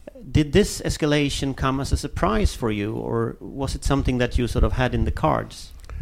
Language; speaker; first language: English; non-native, fluent; Swedish